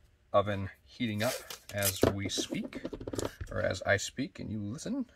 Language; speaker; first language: English; native; English